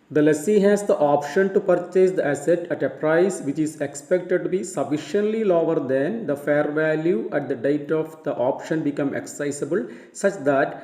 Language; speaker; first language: English; non-native, local second language; Malayalam